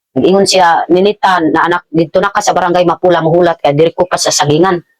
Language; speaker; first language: Cebuano; non-native, local second language; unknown